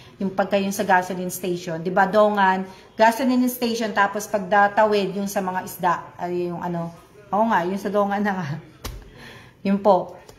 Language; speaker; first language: Filipino; native; Filipino